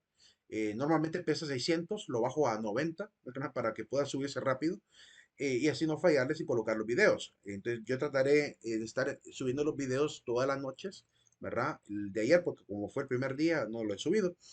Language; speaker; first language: Spanish; native; Spanish